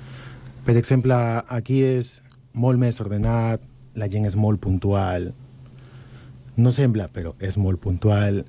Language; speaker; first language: Catalan; non-native, learner; Spanish